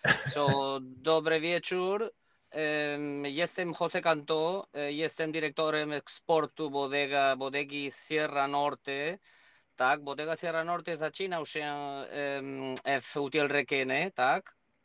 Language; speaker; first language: Polish; non-native, learner; Spanish